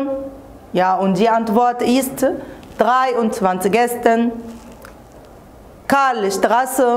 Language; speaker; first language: German; non-native, fluent; Arabic